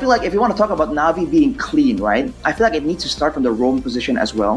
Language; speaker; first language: English; native; English